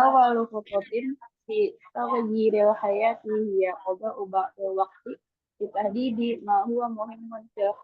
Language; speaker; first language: Arabic; non-native, learner; Indonesian